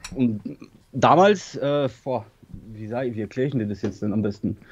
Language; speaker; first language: German; early bilingual, other home language; Polish